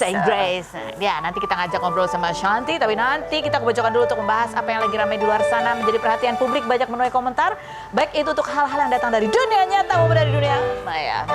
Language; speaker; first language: Indonesian; native; Indonesian